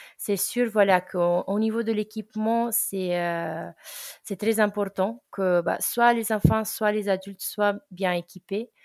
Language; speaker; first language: French; non-native, fluent; Italian